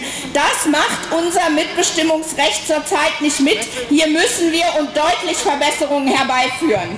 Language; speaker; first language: German; native; German